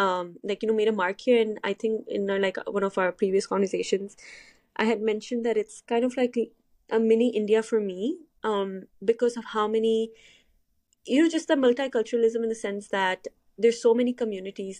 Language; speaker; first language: English; non-native, local second language; Urdu